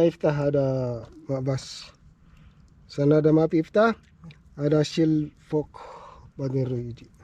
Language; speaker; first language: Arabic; non-native, learner; Filipino